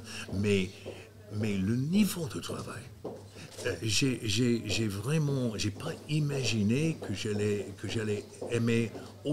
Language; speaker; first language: French; non-native, fluent; English